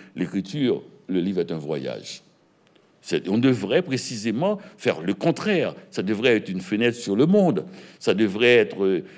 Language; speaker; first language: French; native; French